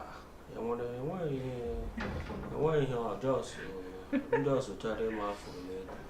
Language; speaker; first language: Igbo; native; Igbo